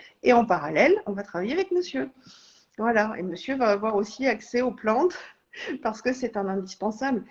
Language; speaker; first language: French; native; French